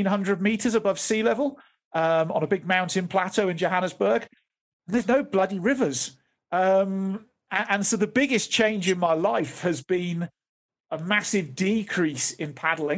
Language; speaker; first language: English; native; English